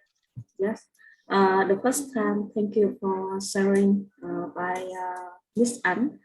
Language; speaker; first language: English; non-native, learner; Vietnamese